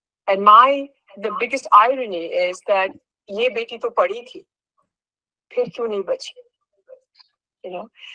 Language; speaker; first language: English; non-native, local second language; Bangla